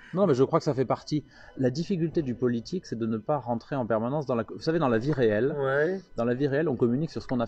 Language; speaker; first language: French; native; French